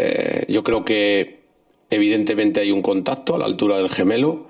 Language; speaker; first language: Spanish; native; Spanish